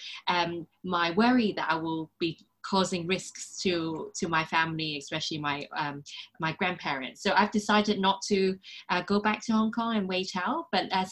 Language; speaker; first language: English; non-native, local second language; Cantonese